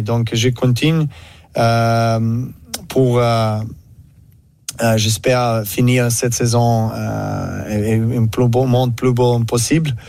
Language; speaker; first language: French; non-native, learner; Serbian